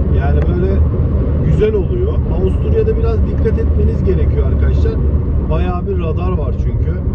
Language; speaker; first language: Turkish; early bilingual, heritage; Turkish